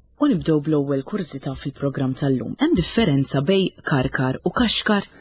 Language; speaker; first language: Maltese; native; Maltese